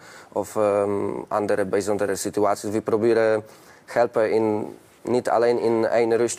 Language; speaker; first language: Dutch; non-native, learner; Polish